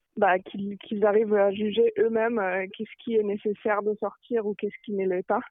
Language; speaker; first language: French; non-native, fluent; German